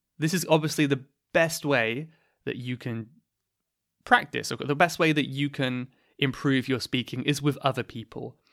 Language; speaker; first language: English; native; English